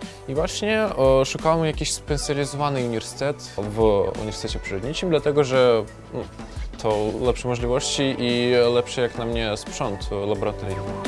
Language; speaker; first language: Polish; non-native, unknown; Russian